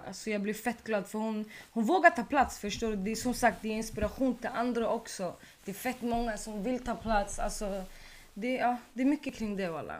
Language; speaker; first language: Swedish; early bilingual, other home language; Arabic